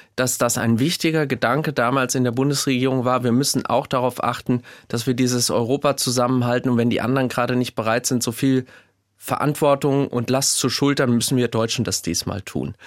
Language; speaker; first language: German; native; German